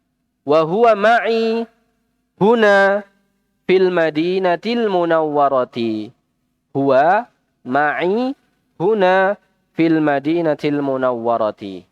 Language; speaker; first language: Arabic; non-native, fluent; Indonesian